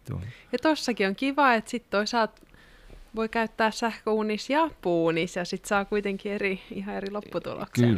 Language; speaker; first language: Finnish; native; Finnish